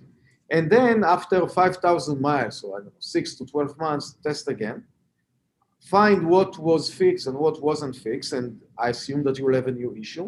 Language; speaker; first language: English; non-native, fluent; Hebrew